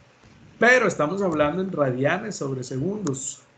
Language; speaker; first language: Spanish; native; Spanish